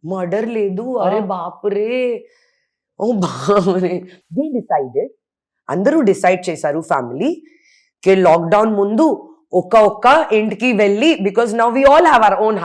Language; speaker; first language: Telugu; non-native, learner; Hindi